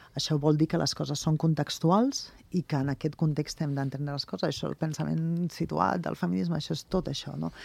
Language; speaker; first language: Catalan; non-native, local second language; Spanish